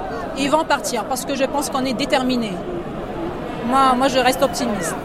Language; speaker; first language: French; non-native, local second language; Kabyle